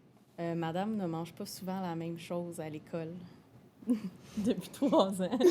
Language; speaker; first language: French; native; French